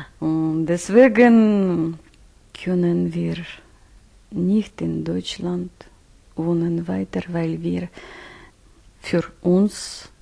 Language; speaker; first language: German; early bilingual, heritage; Russian